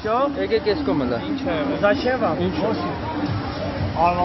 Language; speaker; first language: Russian; non-native, fluent; Armenian